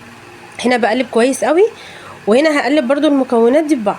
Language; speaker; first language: Arabic; native; Arabic